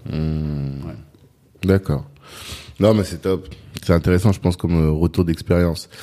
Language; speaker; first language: French; non-native, local second language; Sango